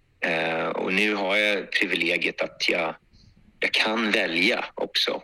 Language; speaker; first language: Swedish; early bilingual, other home language; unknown